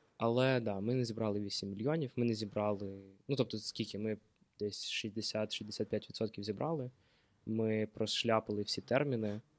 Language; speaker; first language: Ukrainian; non-native, local second language; Russian